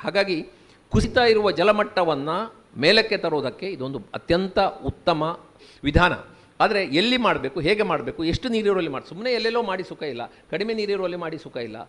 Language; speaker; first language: Kannada; native; Kannada